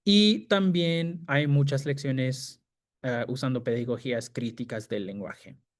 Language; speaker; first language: Spanish; non-native, fluent; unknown